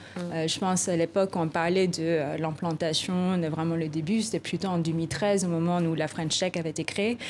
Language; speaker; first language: French; non-native, fluent; Filipino